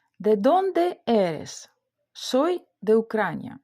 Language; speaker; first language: Spanish; non-native, fluent; Ukrainian